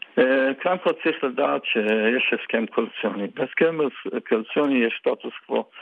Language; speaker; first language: Hebrew; non-native, fluent; Yiddish